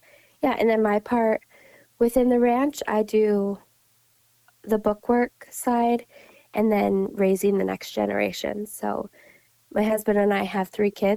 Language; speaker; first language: English; native; English